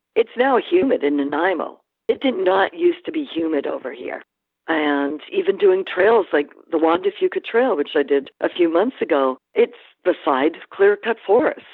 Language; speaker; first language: English; native; English